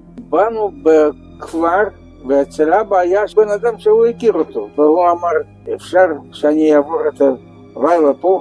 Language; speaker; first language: Hebrew; non-native, learner; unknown